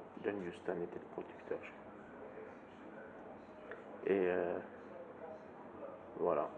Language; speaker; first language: French; native; French